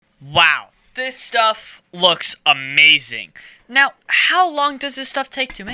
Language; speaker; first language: English; native; English